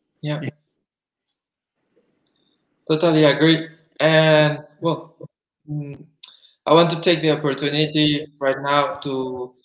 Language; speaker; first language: English; non-native, fluent; Spanish